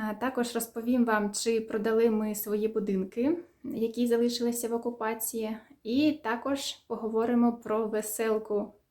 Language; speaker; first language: Ukrainian; native; Ukrainian